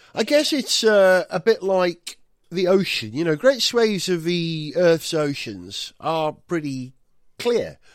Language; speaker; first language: English; non-native, local second language; Welsh